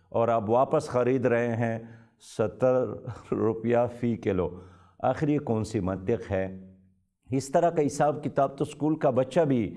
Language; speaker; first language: Urdu; non-native, local second language; Pashto